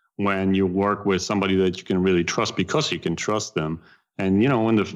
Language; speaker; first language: English; non-native, fluent; German